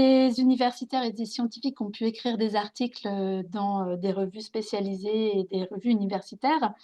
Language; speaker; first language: French; native; French